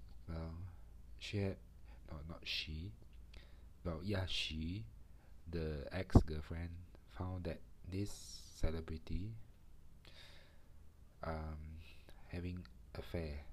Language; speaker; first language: English; non-native, local second language; Chinese